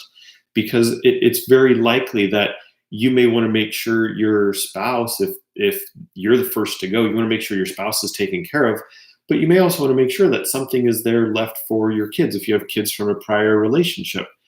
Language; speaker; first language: English; native; English